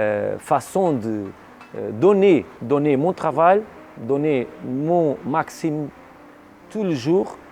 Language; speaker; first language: French; non-native, learner; Portuguese